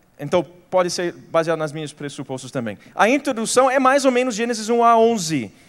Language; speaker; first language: Portuguese; non-native, fluent; English